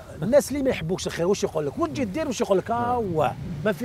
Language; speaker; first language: Arabic; native; Arabic